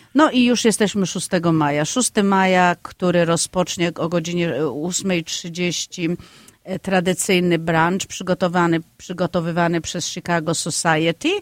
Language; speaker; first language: Polish; native; Polish